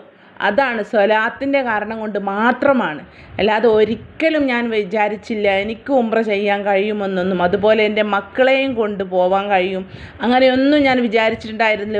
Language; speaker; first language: Malayalam; native; Malayalam